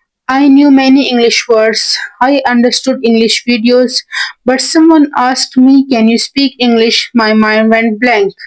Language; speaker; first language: English; non-native, learner; Hindi